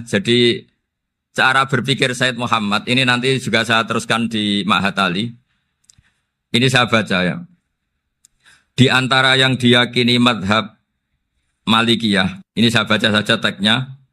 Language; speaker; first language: Indonesian; non-native, local second language; Javanese